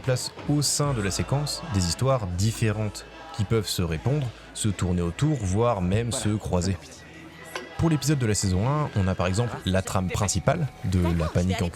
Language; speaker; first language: French; native; French